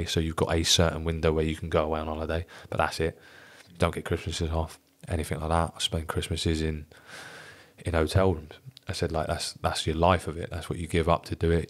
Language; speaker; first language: English; native; English